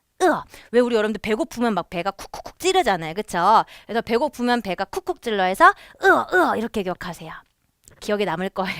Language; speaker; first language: Korean; native; Korean